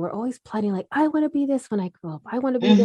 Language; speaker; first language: English; native; English